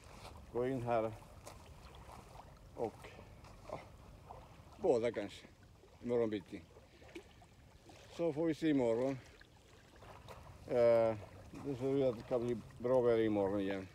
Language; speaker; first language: Swedish; non-native, learner; Spanish